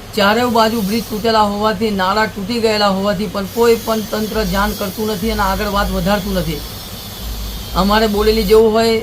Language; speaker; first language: Gujarati; native; Gujarati